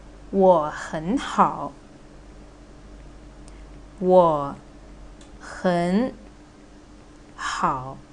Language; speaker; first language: Chinese; non-native, fluent; Thai